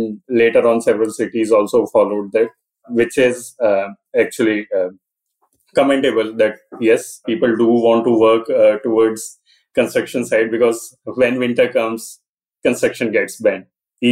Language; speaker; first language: English; non-native, local second language; Hindi